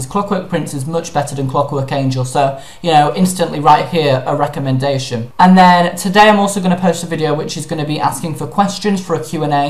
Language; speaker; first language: English; native; English